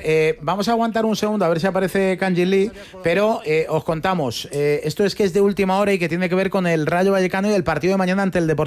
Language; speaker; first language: Spanish; native; Spanish